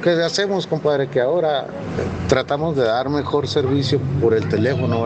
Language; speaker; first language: Spanish; native; Spanish